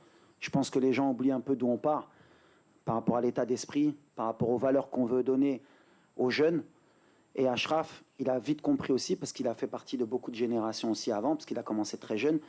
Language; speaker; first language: French; native; French